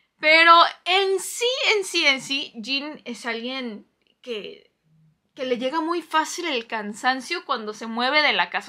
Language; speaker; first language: Spanish; non-native, fluent; Korean